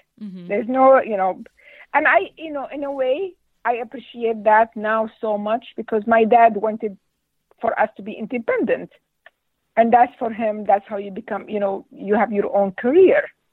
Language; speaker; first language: English; non-native, fluent; Arabic